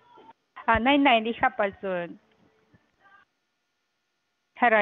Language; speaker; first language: German; non-native, fluent; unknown